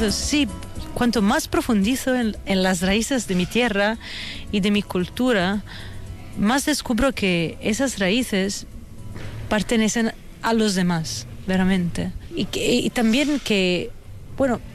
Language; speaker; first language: Spanish; non-native, fluent; Italian